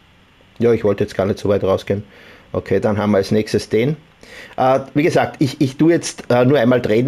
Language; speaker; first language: German; native; German